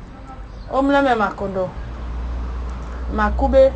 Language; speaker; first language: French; non-native, local second language; Lingala